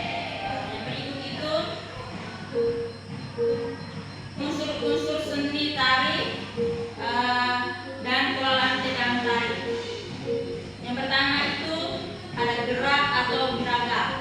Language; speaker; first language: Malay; non-native, local second language; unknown